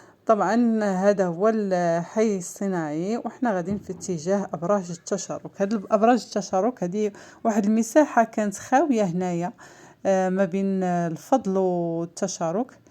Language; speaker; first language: Arabic; native; Arabic